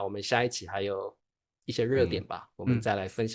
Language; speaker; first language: Chinese; native; Chinese